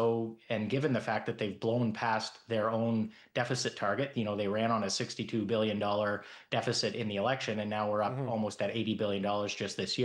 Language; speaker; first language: English; native; English